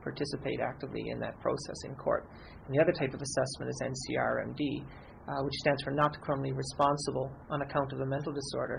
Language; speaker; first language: English; native; English